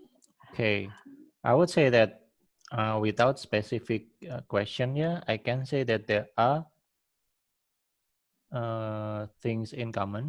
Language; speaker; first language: English; non-native, fluent; Indonesian